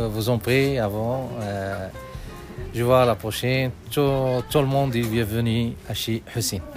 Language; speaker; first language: French; non-native, learner; Arabic